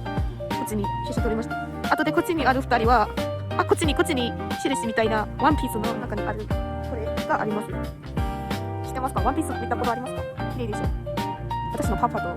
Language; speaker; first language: Japanese; non-native, learner; Burmese